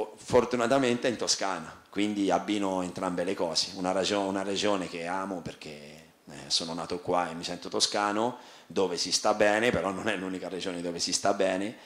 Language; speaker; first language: Italian; native; Italian